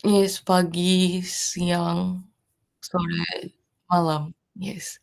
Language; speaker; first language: Indonesian; non-native, learner; Japanese